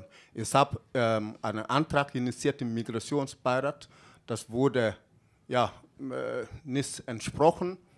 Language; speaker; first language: German; non-native, fluent; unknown